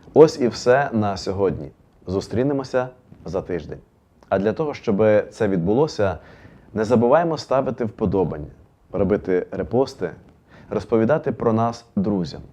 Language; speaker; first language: Ukrainian; native; Ukrainian